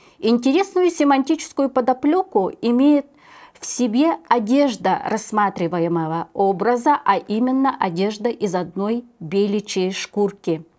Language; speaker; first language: Russian; non-native, local second language; Yakut